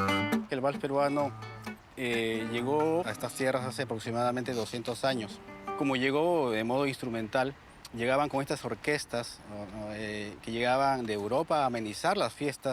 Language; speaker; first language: Spanish; native; Spanish